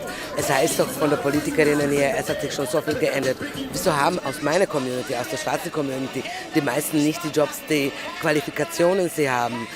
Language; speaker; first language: German; non-native, learner; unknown